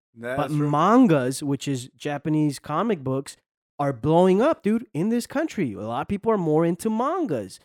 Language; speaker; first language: English; native; English